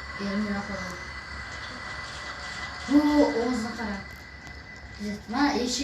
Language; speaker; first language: Turkish; non-native, learner; Uzbek